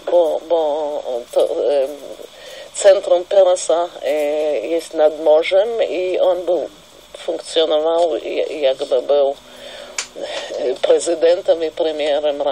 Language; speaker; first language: Polish; non-native, fluent; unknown